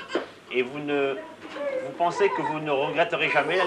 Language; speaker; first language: French; native; French